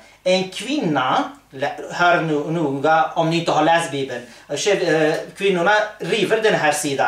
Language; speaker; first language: Swedish; early bilingual, other home language; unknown